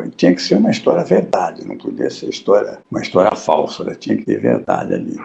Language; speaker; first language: Portuguese; native; Portuguese